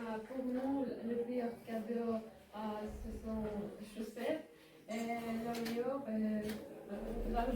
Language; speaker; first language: French; non-native, learner; Ukrainian